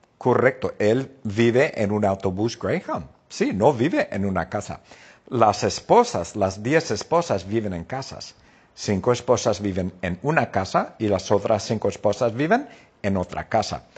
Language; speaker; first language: Spanish; non-native, fluent; English